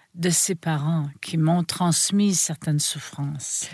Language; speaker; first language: French; native; French